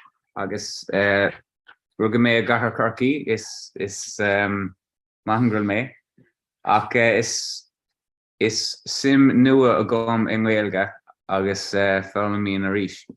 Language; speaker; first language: Irish; non-native, local second language; English